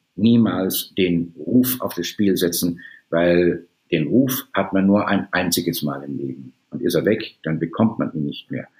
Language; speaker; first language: German; native; German